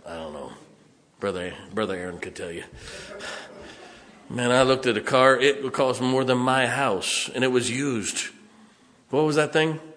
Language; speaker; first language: English; native; English